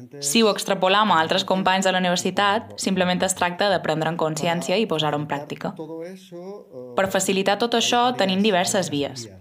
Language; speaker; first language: Catalan; native; Catalan